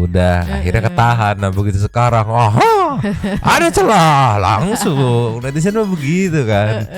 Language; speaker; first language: Indonesian; native; Indonesian